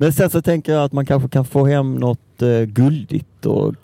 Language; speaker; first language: Swedish; native; Swedish